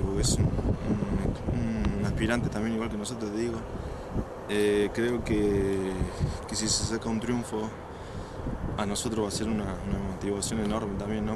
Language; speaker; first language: Spanish; native; Spanish